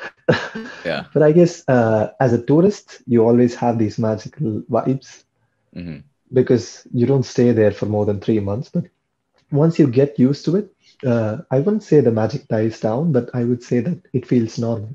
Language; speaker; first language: English; non-native, local second language; Tamil